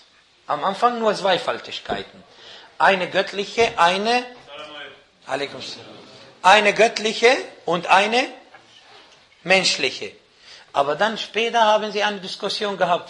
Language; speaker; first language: German; non-native, fluent; Arabic